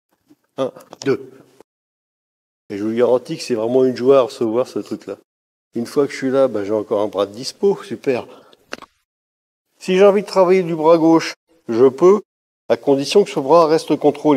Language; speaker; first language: French; native; French